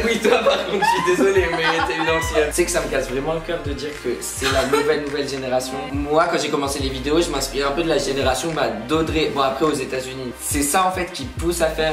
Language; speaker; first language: French; native; French